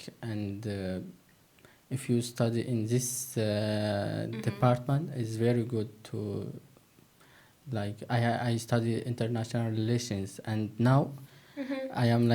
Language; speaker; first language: English; non-native, learner; Turkish